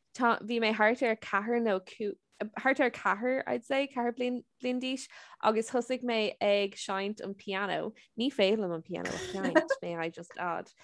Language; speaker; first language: Irish; non-native, local second language; English